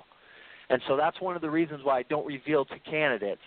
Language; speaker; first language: English; native; English